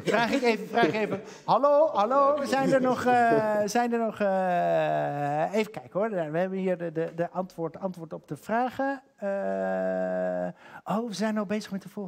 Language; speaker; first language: Dutch; native; Dutch